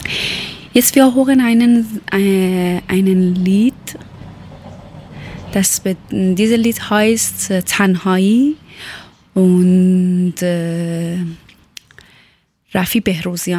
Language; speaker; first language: German; non-native, learner; Persian